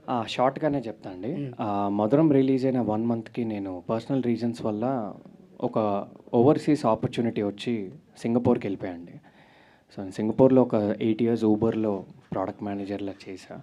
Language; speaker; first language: Telugu; native; Telugu